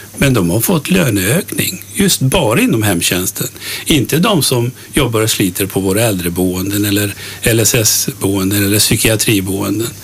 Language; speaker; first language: Swedish; early bilingual, other home language; Turkish